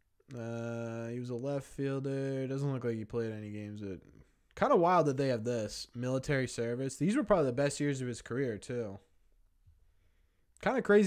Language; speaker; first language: English; native; English